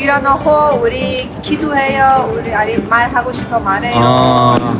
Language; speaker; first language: Korean; non-native, learner; Persian